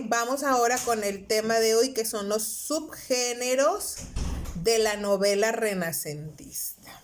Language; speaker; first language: Spanish; native; Spanish